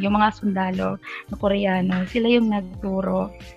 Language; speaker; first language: Filipino; non-native, local second language; Waray